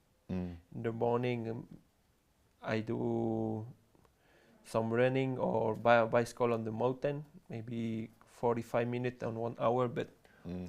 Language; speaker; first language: English; non-native, learner; French